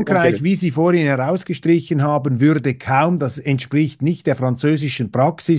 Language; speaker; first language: German; native; German